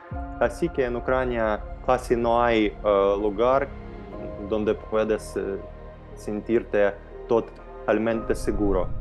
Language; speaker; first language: Spanish; non-native, fluent; Ukrainian